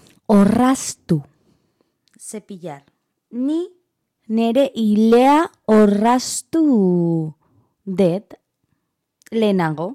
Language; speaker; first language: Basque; non-native, learner; Spanish